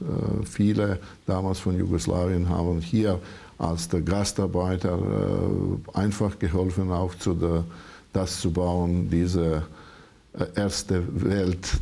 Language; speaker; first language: German; non-native, learner; Croatian